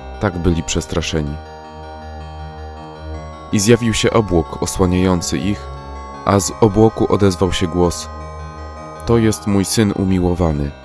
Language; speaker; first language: Polish; native; Polish